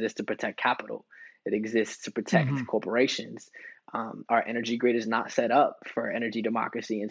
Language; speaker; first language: English; native; English